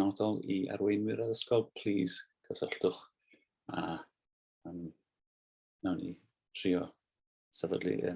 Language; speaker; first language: Welsh; native; Welsh